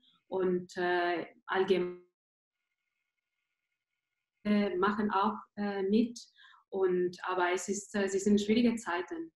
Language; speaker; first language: German; non-native, fluent; Spanish